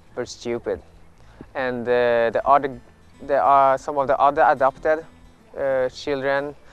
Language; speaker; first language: English; early bilingual, other home language; Swedish